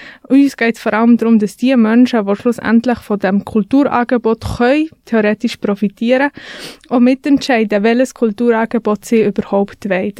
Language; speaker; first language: German; native; German